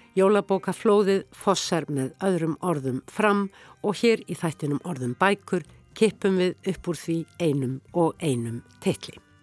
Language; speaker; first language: Icelandic; native; Icelandic